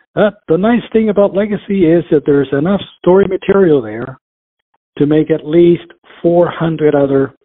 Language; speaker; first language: English; early bilingual, other home language; Spanish